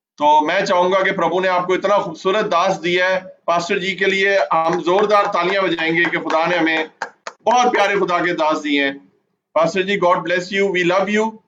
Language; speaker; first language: Urdu; non-native, local second language; Punjabi